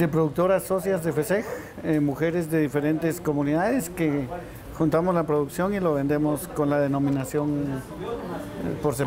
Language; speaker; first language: Spanish; native; Spanish